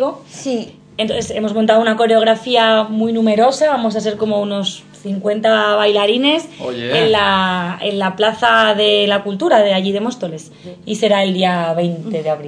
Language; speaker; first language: Spanish; native; Spanish